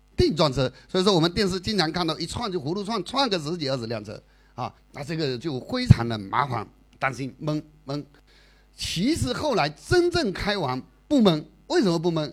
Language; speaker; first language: Chinese; native; Chinese